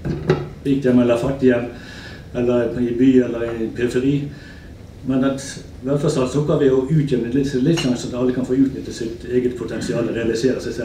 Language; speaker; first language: Norwegian; native; Norwegian